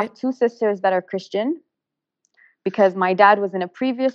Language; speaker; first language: English; non-native, local second language; Arabic